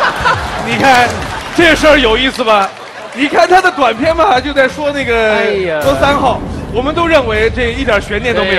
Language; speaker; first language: Chinese; native; Chinese